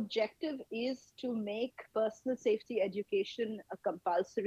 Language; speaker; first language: English; non-native, local second language; Bangla